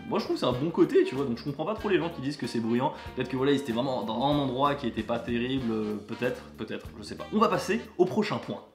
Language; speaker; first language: French; native; French